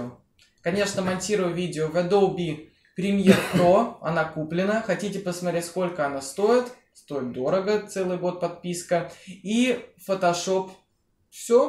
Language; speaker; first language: Russian; native; Russian